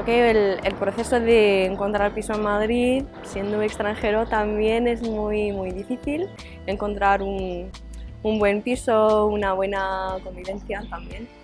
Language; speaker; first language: Spanish; non-native, fluent; English